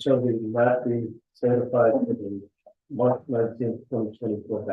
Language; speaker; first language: English; native; English